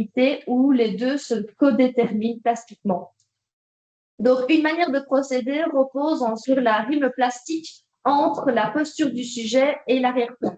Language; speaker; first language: French; native; French